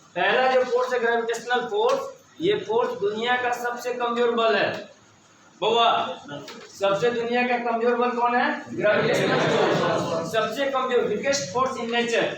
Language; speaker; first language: Hindi; native; Hindi